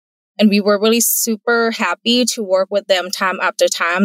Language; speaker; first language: English; non-native, fluent; Thai